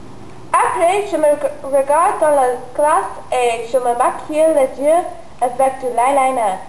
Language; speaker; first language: French; non-native, learner; English